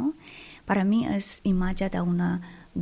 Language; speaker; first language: Catalan; non-native, fluent; Persian